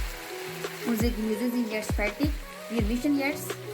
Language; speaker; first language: German; non-native, learner; Urdu